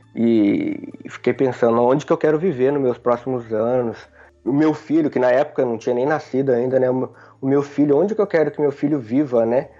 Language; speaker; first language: Portuguese; native; Portuguese